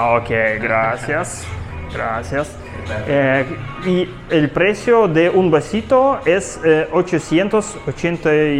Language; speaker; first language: Spanish; non-native, learner; Russian